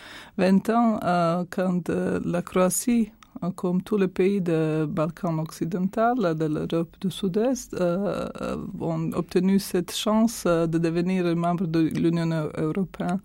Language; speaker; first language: French; non-native, fluent; Croatian